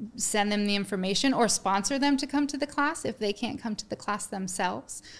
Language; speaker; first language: English; native; English